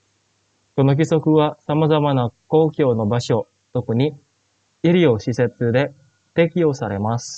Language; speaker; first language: Japanese; non-native, fluent; Indonesian